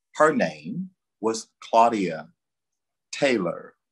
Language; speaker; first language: English; native; English